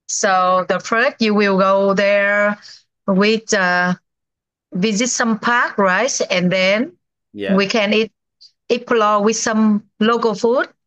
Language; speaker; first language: English; non-native, learner; Vietnamese